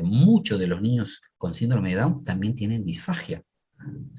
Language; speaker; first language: Spanish; native; Spanish